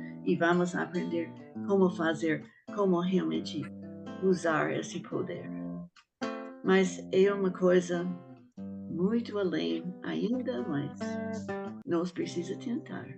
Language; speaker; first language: Portuguese; non-native, fluent; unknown